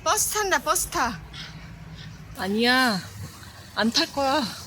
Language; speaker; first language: Korean; native; Korean